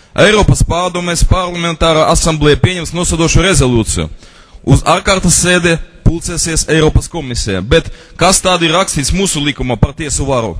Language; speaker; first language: Latvian; non-native, local second language; Russian